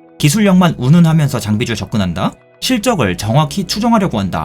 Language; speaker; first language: Korean; native; Korean